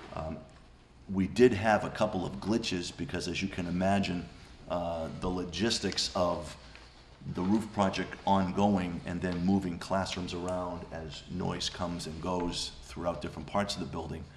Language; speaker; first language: English; native; English